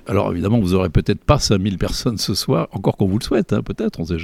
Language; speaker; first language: French; native; French